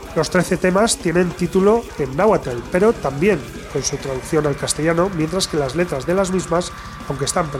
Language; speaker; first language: Spanish; native; Spanish